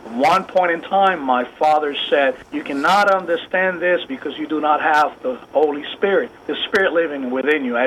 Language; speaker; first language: English; non-native, fluent; Spanish